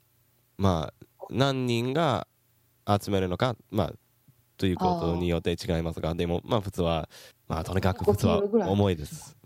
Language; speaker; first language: Japanese; non-native, learner; English